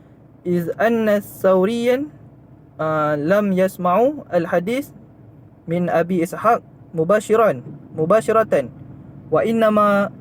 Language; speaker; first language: Arabic; non-native, learner; Malay